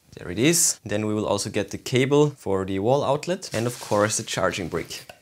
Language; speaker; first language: English; non-native, fluent; German